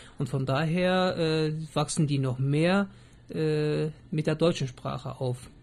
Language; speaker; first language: German; early bilingual, other home language; Turkish